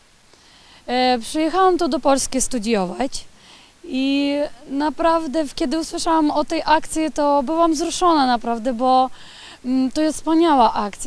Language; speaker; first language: Polish; early bilingual, heritage; Polish